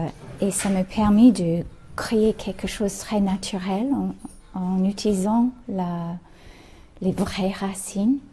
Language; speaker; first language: French; non-native, fluent; English